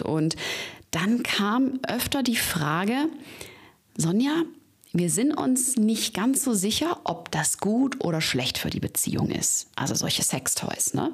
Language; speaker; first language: German; native; German